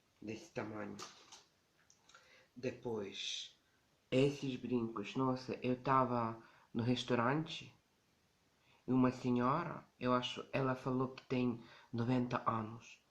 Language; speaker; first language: Portuguese; non-native, learner; Ukrainian